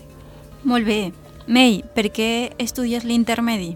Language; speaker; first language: Catalan; non-native, learner; Spanish